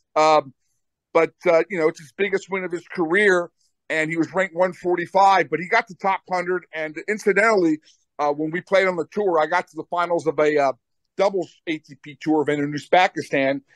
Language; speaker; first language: English; native; English